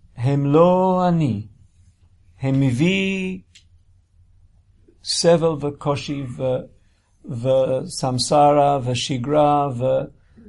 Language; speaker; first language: Hebrew; non-native, fluent; English